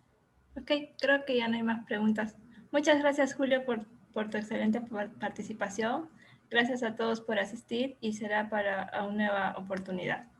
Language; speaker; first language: Spanish; native; Spanish